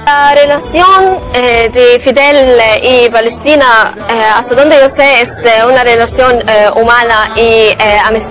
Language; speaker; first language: Spanish; non-native, learner; Arabic